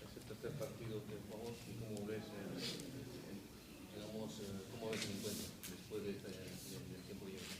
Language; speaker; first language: Spanish; non-native, fluent; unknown